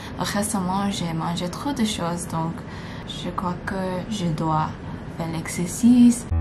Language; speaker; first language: French; non-native, learner; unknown